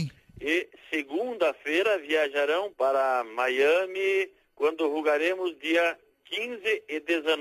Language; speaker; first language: Spanish; non-native, fluent; Portuguese